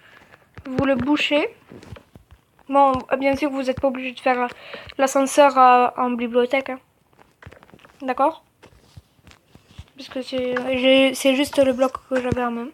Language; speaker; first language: French; native; French